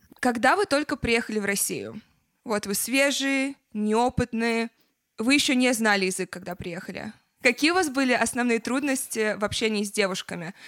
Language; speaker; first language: Russian; native; Russian